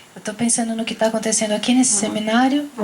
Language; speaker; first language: Portuguese; native; Portuguese